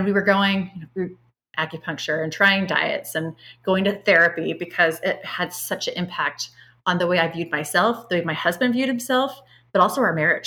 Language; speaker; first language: English; native; English